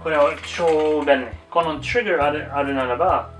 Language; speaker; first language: Japanese; non-native, learner; English